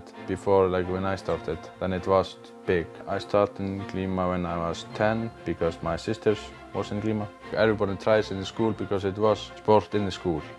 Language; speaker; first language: English; non-native, learner; Icelandic